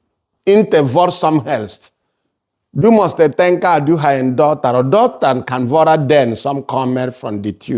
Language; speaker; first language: Swedish; non-native, fluent; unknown